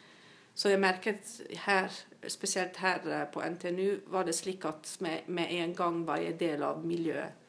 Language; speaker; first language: Norwegian; non-native, fluent; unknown